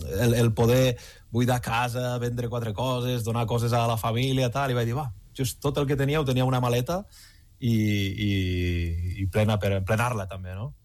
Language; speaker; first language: Catalan; native; Catalan